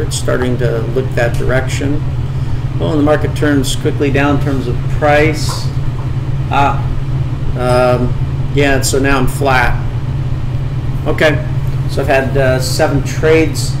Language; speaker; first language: English; native; English